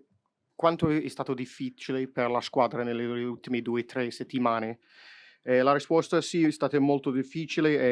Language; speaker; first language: Italian; non-native, fluent; English